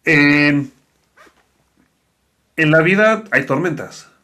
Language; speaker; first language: Spanish; native; Spanish